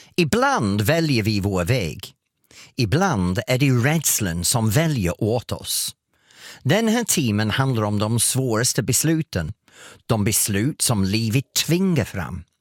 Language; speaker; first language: Swedish; non-native, fluent; English